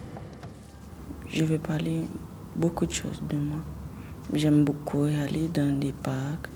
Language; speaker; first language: French; non-native, local second language; Haitian Creole